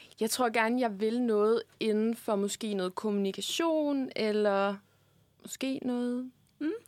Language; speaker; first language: Danish; native; Danish